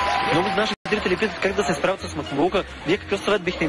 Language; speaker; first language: Bulgarian; native; Bulgarian